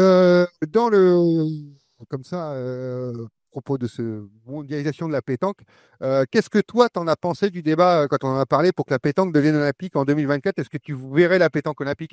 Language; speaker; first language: French; native; French